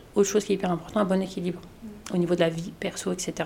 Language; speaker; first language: French; native; French